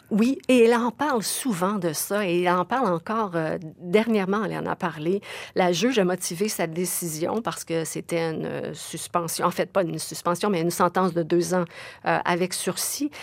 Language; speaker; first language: French; native; French